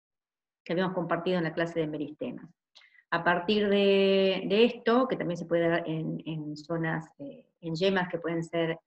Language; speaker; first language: Spanish; native; Spanish